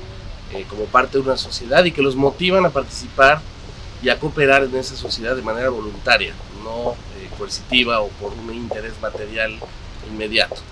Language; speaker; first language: Spanish; native; Spanish